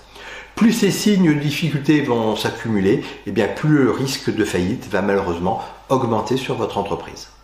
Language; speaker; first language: French; native; French